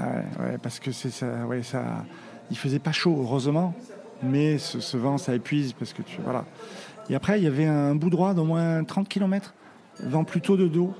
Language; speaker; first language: French; native; French